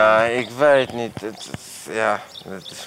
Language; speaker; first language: Dutch; non-native, learner; Polish